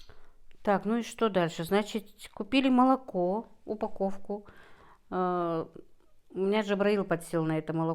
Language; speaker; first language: Russian; non-native, local second language; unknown